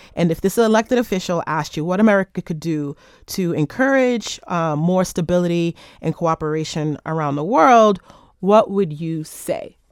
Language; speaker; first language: English; native; English